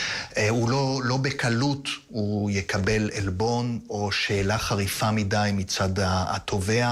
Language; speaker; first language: Hebrew; native; Hebrew